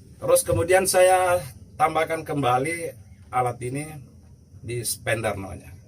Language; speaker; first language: Indonesian; non-native, local second language; Buginese